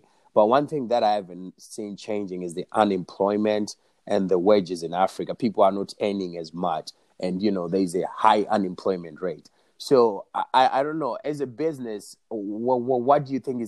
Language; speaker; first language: English; non-native, local second language; Shona